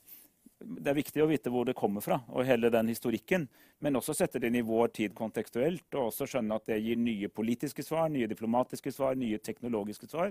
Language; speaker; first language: Norwegian; native; Norwegian